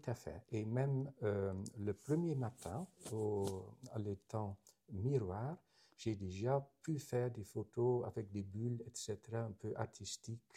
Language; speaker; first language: French; non-native, fluent; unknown